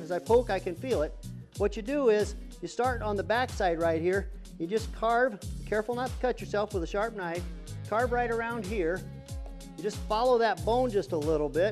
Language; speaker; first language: English; native; English